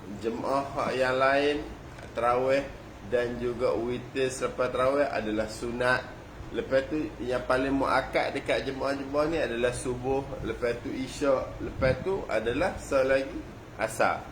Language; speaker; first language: Malay; native; Malay